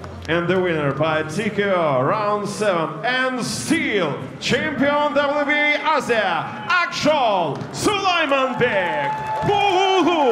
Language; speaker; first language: English; non-native, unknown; Russian